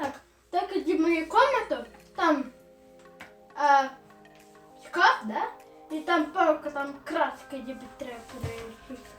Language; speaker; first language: Russian; early bilingual, heritage; Russian